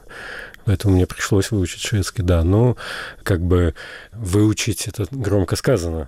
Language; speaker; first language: Russian; native; Russian